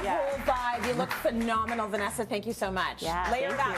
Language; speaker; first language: English; native; English